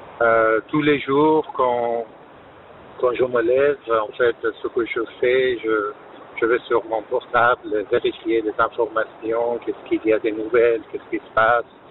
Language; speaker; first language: French; non-native, fluent; Persian